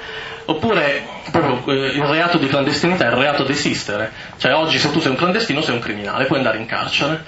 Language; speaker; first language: Italian; native; Italian